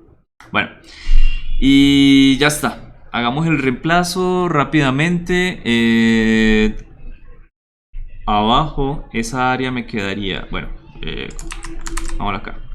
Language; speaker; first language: Spanish; native; Spanish